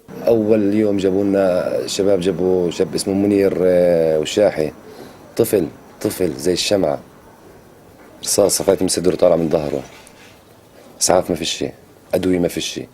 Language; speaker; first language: Arabic; native; Arabic